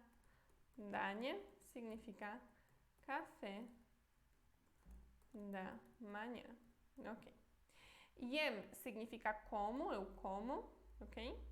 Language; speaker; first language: Portuguese; non-native, fluent; Polish